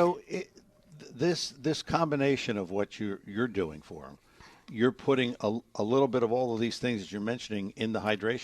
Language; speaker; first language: English; native; English